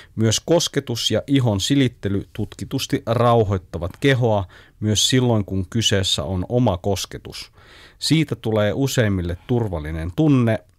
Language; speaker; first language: Finnish; native; Finnish